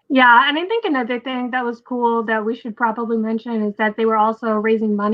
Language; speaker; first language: English; native; English